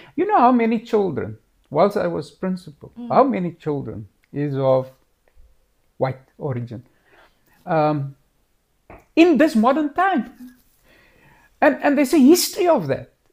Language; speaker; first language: English; non-native, local second language; Afrikaans